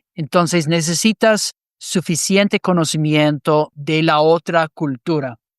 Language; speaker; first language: Spanish; non-native, fluent; English